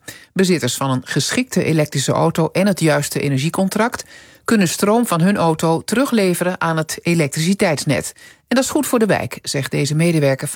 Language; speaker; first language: Dutch; native; Dutch